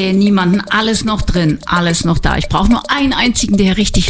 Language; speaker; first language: German; native; German